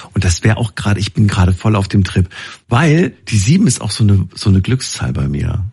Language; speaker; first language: German; native; German